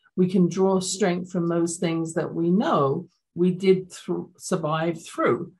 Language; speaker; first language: English; native; English